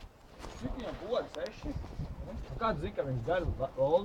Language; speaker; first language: Latvian; native; Latvian